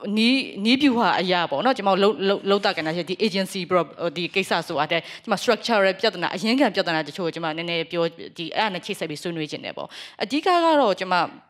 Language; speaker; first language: Burmese; native; Burmese